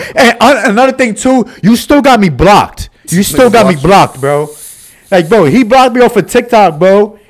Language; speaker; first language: English; native; English